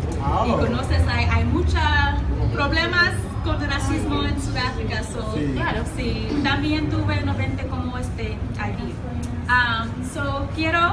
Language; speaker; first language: Spanish; non-native, learner; English